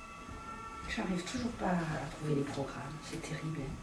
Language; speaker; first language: French; native; French